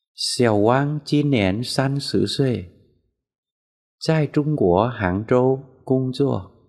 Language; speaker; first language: Chinese; non-native, fluent; Vietnamese